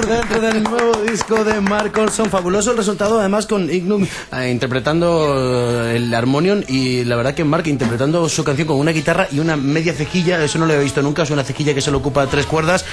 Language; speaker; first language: Spanish; native; Spanish